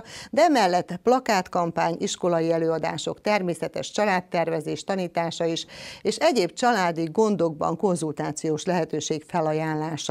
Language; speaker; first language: Hungarian; native; Hungarian